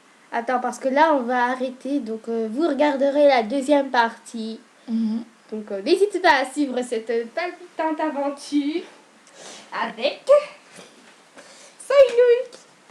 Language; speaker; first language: French; native; French